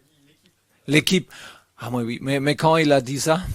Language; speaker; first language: French; non-native, learner; German